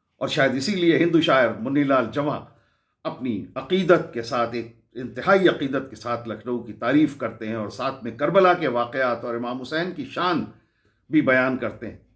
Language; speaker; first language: Urdu; native; Urdu